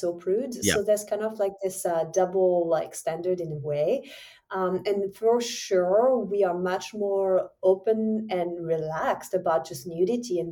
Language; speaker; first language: English; non-native, fluent; French